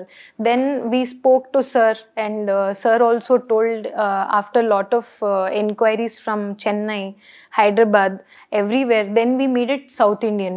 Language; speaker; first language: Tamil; non-native, learner; Kannada